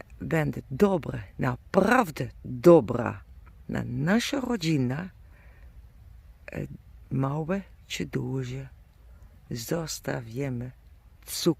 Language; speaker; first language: Polish; non-native, learner; German